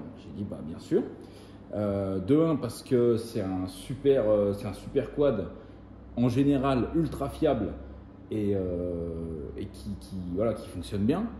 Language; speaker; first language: French; native; French